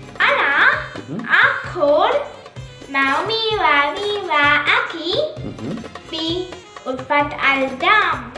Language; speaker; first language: Arabic; non-native, learner; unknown